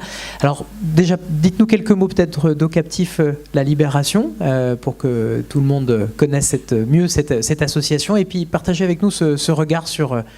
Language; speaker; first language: French; native; French